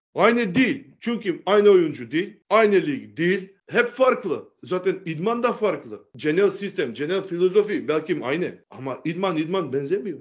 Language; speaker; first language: Turkish; non-native, learner; Macedonian